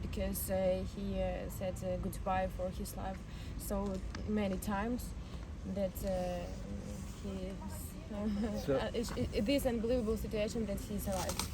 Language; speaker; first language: English; non-native, learner; Ukrainian